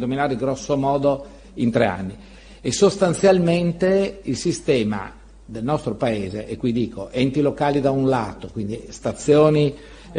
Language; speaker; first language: Italian; native; Italian